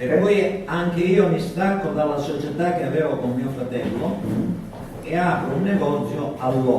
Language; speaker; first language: Italian; native; Italian